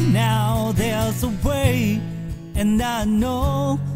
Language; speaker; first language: English; non-native, local second language; Filipino